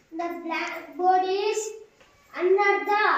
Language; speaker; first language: English; non-native, learner; Telugu